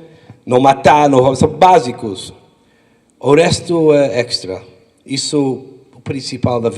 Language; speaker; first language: Portuguese; non-native, fluent; English